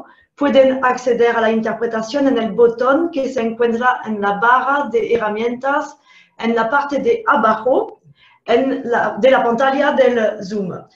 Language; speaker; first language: Spanish; non-native, fluent; French